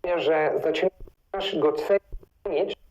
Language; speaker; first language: Polish; non-native, fluent; Italian